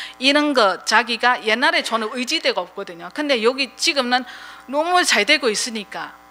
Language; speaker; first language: Korean; non-native, fluent; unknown